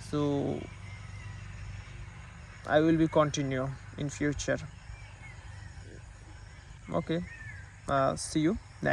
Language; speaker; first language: English; non-native, learner; Bangla